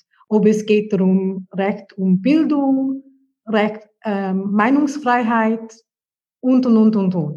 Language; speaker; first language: German; non-native, fluent; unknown